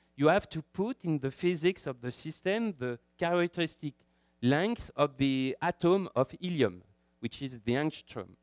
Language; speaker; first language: English; non-native, fluent; French